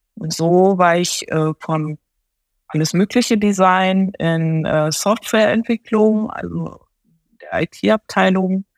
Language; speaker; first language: German; early bilingual, other home language; Japanese